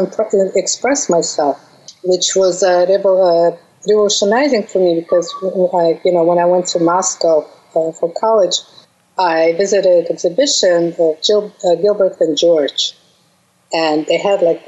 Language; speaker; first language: English; non-native, fluent; Russian